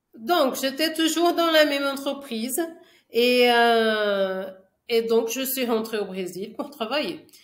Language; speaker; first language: French; non-native, fluent; Portuguese